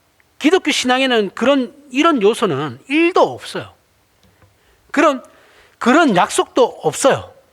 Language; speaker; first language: Korean; native; Korean